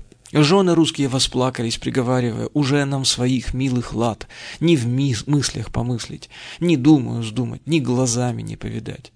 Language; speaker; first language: Russian; native; Russian